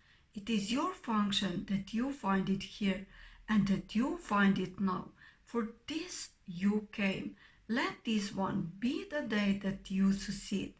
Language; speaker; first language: English; non-native, fluent; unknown